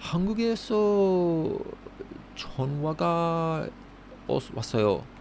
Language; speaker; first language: Korean; non-native, learner; English